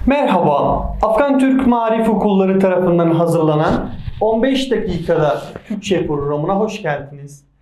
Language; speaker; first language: Turkish; non-native, fluent; Persian